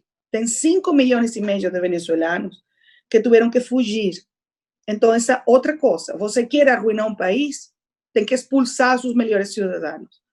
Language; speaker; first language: Portuguese; non-native, fluent; Spanish